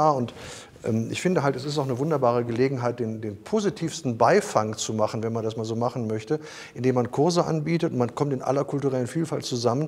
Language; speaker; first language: German; native; German